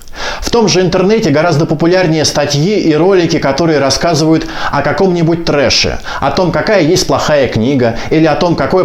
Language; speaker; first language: Russian; native; Russian